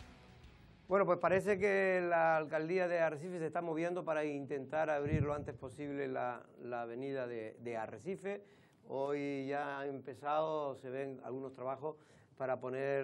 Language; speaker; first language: Spanish; native; Spanish